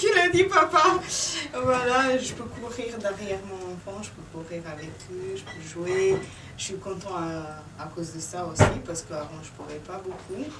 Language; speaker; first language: French; non-native, fluent; Serbian